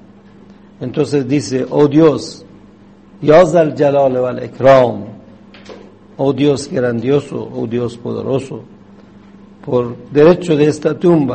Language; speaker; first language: Spanish; non-native, fluent; Persian